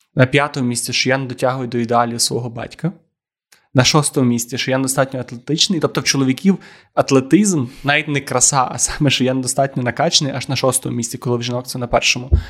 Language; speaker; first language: Ukrainian; native; Ukrainian